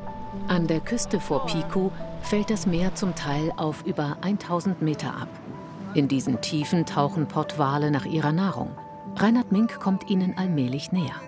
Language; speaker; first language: German; native; German